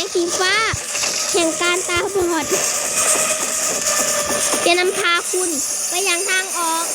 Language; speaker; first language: Thai; native; Thai